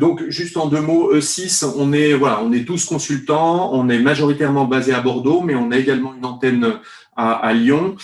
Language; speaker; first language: French; native; French